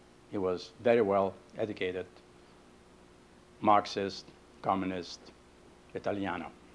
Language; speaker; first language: English; non-native, fluent; Lithuanian